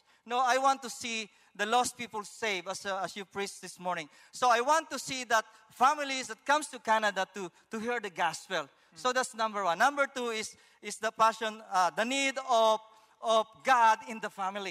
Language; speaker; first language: English; non-native, local second language; Filipino